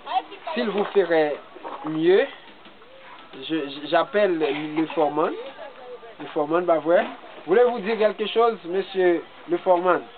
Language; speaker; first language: French; non-native, local second language; Haitian Creole